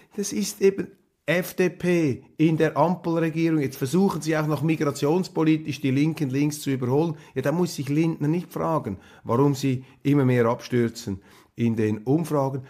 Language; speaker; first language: German; native; German